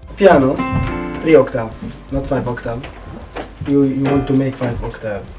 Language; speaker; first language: English; non-native, learner; Arabic